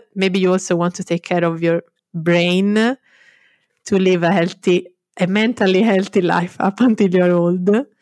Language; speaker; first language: English; non-native, fluent; Italian